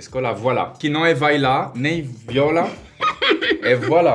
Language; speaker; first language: Portuguese; non-native, fluent; French